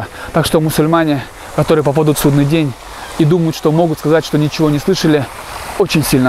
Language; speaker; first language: Russian; native; Russian